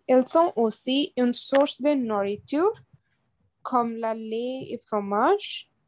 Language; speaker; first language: French; non-native, learner; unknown